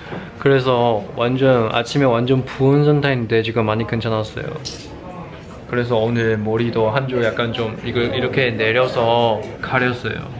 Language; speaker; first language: Korean; non-native, learner; Chinese